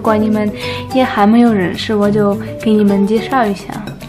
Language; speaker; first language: Chinese; non-native, learner; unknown